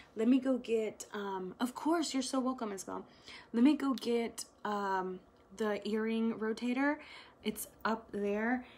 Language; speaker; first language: English; early bilingual, other home language; Spanish